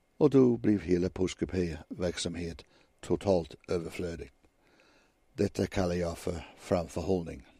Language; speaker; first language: Swedish; non-native, fluent; English